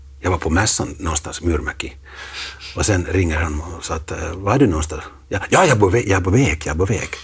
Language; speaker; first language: Swedish; non-native, fluent; Finnish